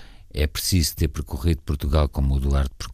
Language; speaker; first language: Portuguese; native; Portuguese